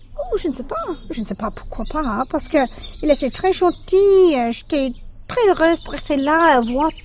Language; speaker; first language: French; non-native, fluent; English